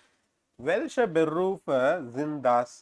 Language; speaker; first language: German; non-native, learner; Tamil